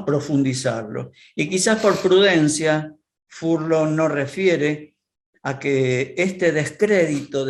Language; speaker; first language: Spanish; native; Spanish